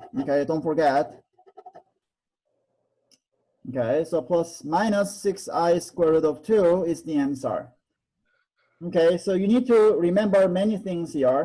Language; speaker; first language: English; non-native, fluent; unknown